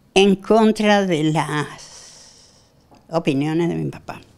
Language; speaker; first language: Spanish; native; Spanish